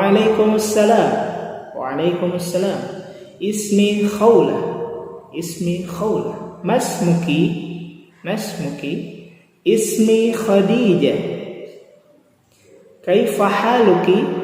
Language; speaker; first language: Arabic; non-native, fluent; Indonesian